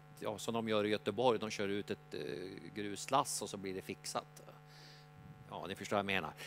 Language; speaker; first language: Swedish; native; Swedish